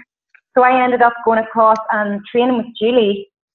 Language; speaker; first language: English; native; English